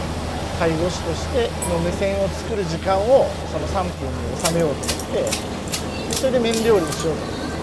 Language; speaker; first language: Japanese; native; Japanese